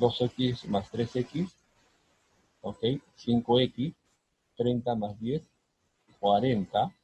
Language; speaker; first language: Spanish; native; Spanish